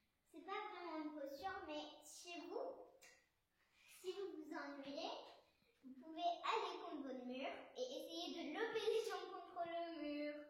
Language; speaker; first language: French; early bilingual, other home language; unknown